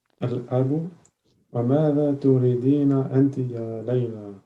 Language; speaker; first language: Arabic; non-native, learner; French